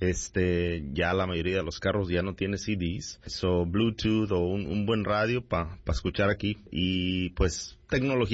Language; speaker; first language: Spanish; early bilingual, heritage; Spanish